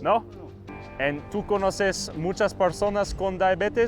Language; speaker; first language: Spanish; non-native, learner; English